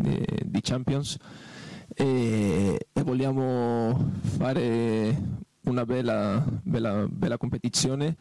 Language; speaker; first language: Italian; non-native, fluent; Spanish